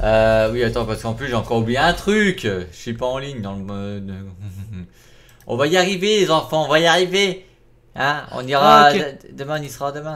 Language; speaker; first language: French; native; French